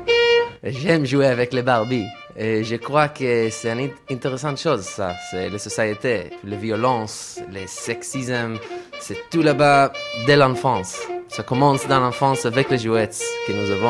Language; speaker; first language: French; non-native, learner; Hebrew